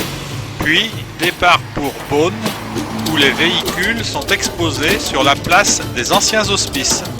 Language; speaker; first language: French; native; French